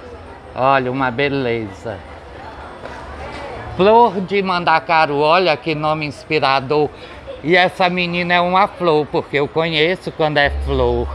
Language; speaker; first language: Portuguese; native; Portuguese